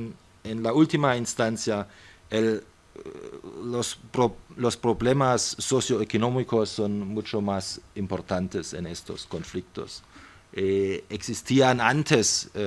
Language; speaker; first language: Spanish; non-native, fluent; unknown